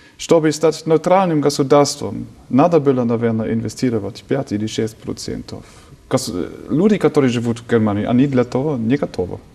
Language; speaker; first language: Russian; non-native, fluent; German